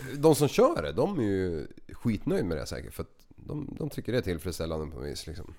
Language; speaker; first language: Swedish; native; Swedish